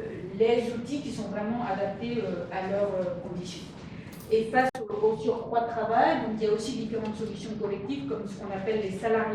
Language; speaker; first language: French; native; French